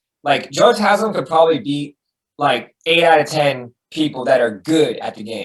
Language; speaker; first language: English; native; English